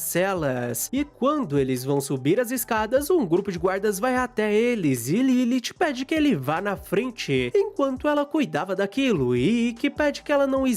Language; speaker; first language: Portuguese; native; Portuguese